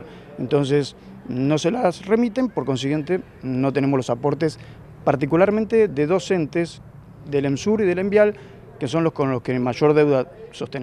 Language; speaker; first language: Spanish; native; Spanish